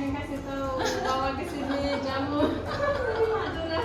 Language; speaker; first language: Indonesian; non-native, fluent; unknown